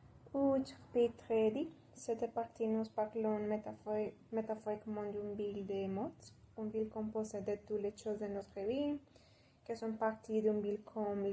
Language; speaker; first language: French; non-native, learner; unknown